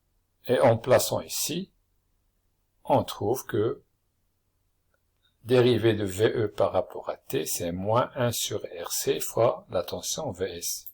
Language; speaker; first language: French; non-native, local second language; Arabic